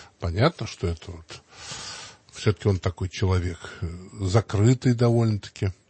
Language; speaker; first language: Russian; native; Russian